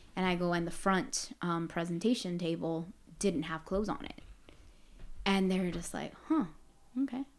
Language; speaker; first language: English; native; English